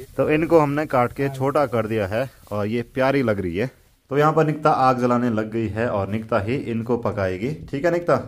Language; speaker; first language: Hindi; non-native, local second language; Garhwali